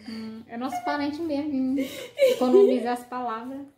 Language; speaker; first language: Portuguese; native; Portuguese